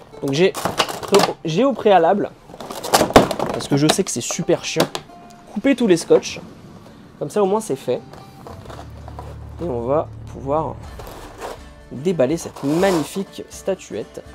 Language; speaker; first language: French; native; French